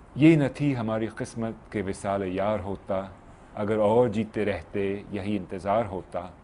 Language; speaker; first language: Urdu; non-native, fluent; English